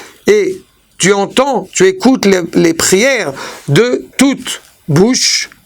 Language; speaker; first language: French; native; French